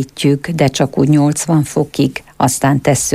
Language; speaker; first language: Hungarian; native; Hungarian